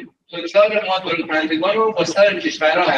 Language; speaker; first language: Persian; native; Persian